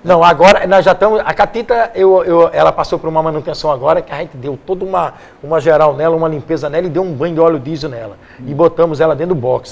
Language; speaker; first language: Portuguese; native; Portuguese